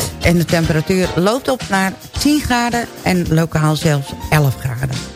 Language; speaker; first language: Dutch; native; Dutch